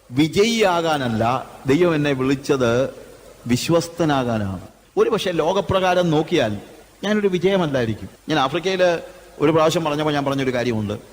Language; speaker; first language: Malayalam; native; Malayalam